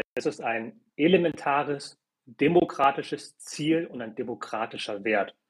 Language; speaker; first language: German; early bilingual, other home language; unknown